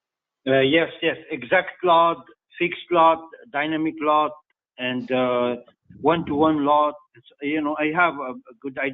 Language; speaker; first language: English; non-native, fluent; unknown